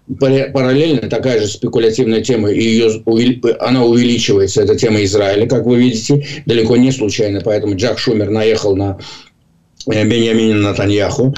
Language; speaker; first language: Russian; non-native, local second language; Azerbaijani